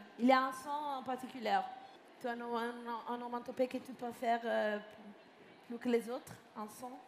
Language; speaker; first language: French; non-native, fluent; Italian